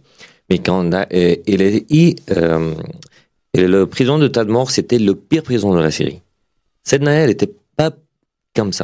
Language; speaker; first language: French; non-native, fluent; Arabic